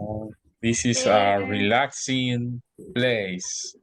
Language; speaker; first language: English; non-native, learner; Spanish